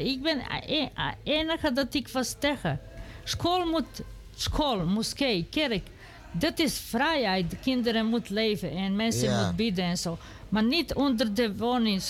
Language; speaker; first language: Dutch; non-native, learner; Serbian